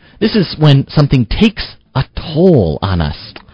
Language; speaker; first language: English; native; English